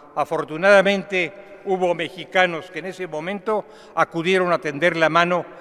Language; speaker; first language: Spanish; native; Spanish